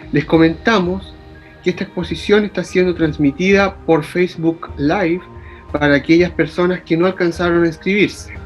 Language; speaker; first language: Spanish; native; Spanish